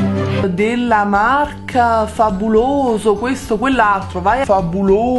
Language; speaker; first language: Italian; native; Italian